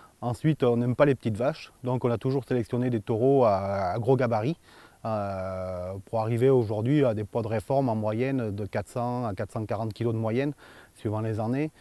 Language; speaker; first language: French; native; French